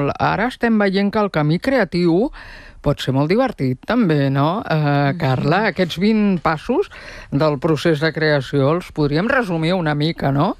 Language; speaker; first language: Catalan; native; Catalan